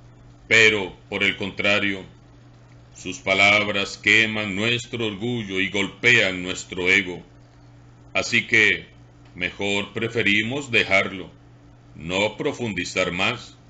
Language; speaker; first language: Spanish; native; Spanish